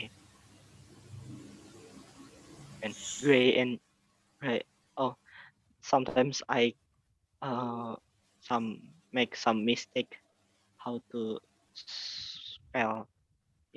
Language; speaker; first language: English; non-native, learner; Indonesian